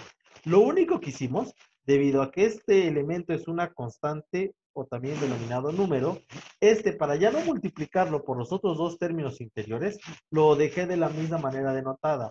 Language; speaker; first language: Spanish; native; Spanish